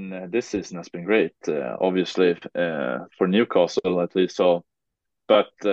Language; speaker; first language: English; non-native, fluent; Swedish